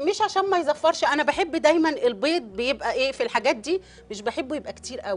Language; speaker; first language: Arabic; native; Arabic